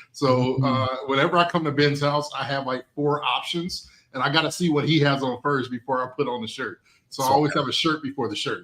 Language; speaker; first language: English; native; English